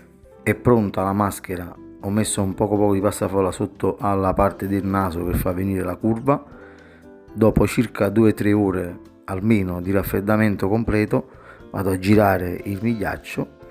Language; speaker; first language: Italian; native; Italian